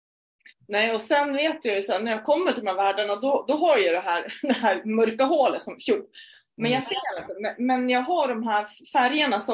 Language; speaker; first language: Swedish; native; Swedish